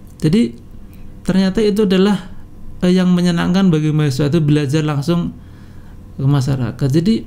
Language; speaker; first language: Indonesian; native; Indonesian